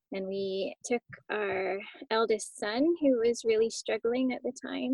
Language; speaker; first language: English; native; English